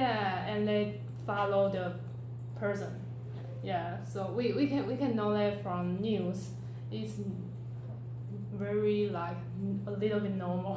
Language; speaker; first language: English; non-native, learner; Chinese